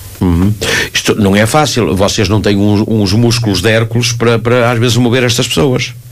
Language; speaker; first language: Portuguese; native; Portuguese